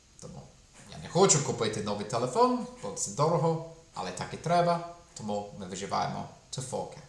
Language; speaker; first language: Ukrainian; non-native, fluent; English